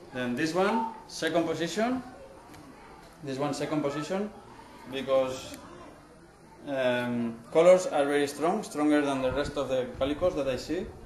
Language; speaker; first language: English; non-native, fluent; Spanish